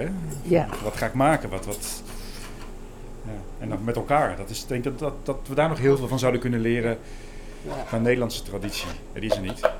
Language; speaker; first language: Dutch; non-native, learner; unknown